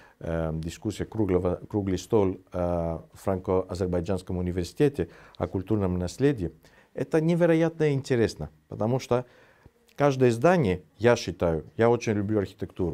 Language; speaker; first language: Russian; non-native, fluent; Greek